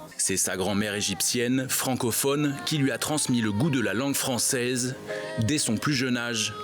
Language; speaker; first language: French; native; French